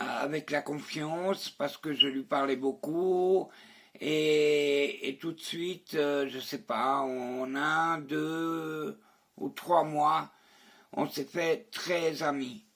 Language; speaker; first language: French; non-native, fluent; Spanish